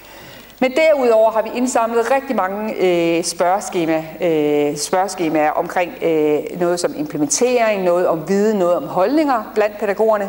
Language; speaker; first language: Danish; native; Danish